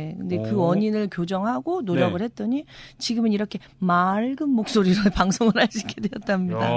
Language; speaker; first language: Korean; native; Korean